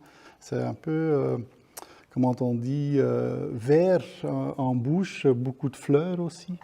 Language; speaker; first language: French; non-native, fluent; Dutch